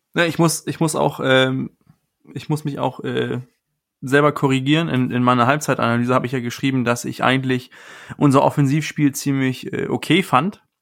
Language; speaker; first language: German; non-native, fluent; Danish